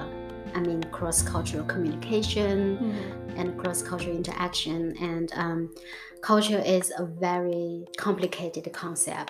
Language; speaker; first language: English; non-native, fluent; Chinese